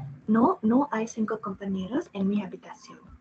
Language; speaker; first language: Spanish; non-native, learner; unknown